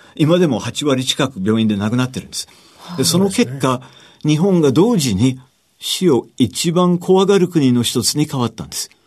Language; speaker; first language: Japanese; non-native, fluent; English